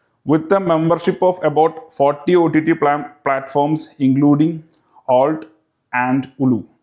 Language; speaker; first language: English; non-native, local second language; Malayalam